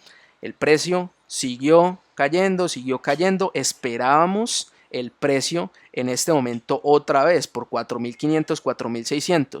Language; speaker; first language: Spanish; native; Spanish